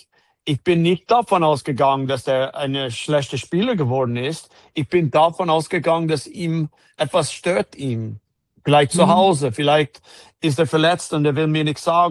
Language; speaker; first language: German; non-native, fluent; English